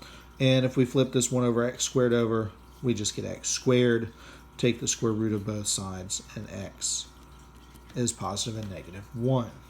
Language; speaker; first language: English; native; English